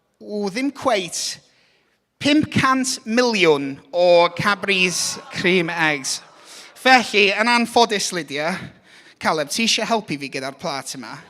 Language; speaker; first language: Welsh; non-native, local second language; English